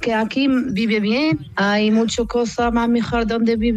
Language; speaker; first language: Spanish; non-native, learner; Arabic